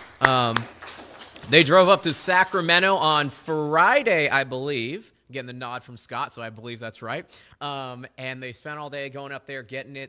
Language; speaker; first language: English; native; English